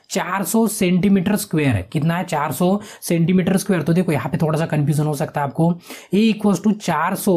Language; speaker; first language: Hindi; non-native, local second language; Marathi